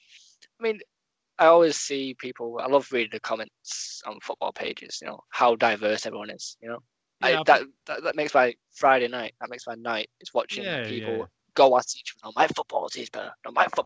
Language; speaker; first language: English; native; English